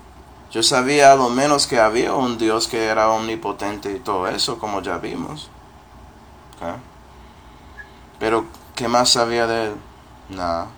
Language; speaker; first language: Spanish; non-native, fluent; English